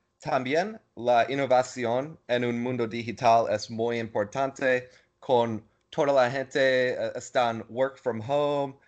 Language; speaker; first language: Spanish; non-native, learner; English